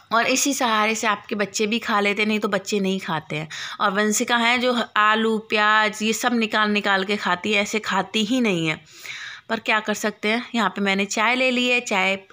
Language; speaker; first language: Hindi; native; Hindi